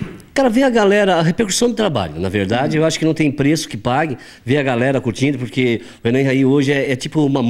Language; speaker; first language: Portuguese; native; Portuguese